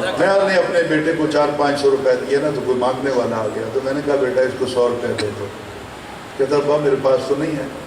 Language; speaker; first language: Urdu; non-native, local second language; Saraiki